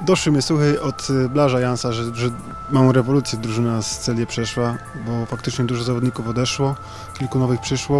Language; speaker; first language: Polish; native; Polish